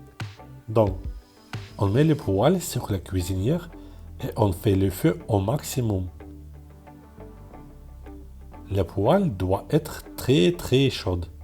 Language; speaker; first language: French; non-native, fluent; Russian